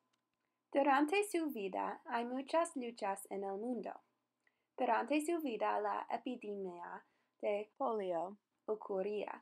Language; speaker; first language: Spanish; non-native, learner; English